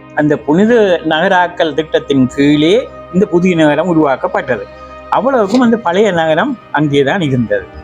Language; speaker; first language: Tamil; native; Tamil